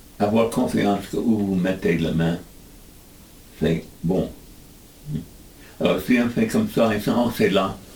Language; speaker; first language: French; non-native, learner; English